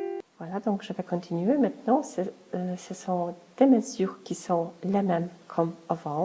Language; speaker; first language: French; non-native, fluent; Polish